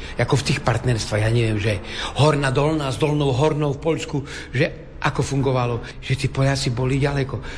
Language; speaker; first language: Slovak; native; Slovak